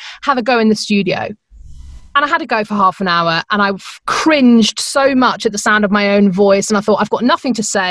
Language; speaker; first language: English; native; English